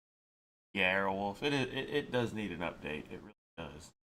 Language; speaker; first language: English; native; English